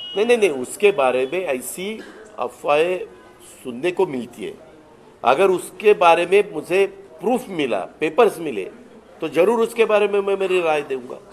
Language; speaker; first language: Hindi; non-native, local second language; Marathi